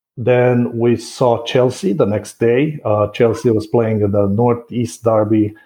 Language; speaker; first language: English; non-native, fluent; Romanian